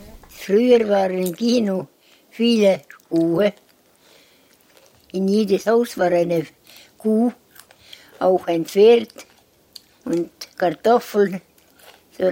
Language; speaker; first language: German; non-native, learner; Estonian